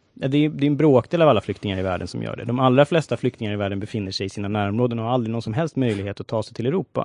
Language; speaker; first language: Swedish; native; Swedish